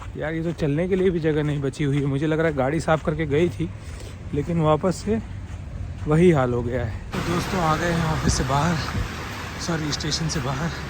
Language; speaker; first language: Hindi; native; Hindi